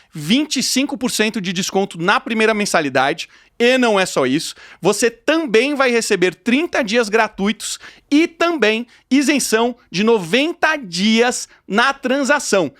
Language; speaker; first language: Portuguese; native; Portuguese